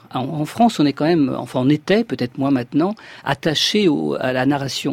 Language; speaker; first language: French; native; French